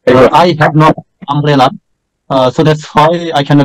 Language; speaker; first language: English; non-native, learner; Bangla